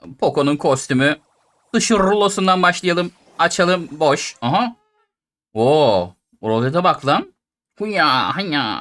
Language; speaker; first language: Turkish; native; Turkish